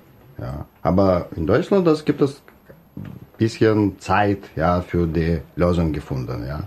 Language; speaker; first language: German; non-native, learner; Russian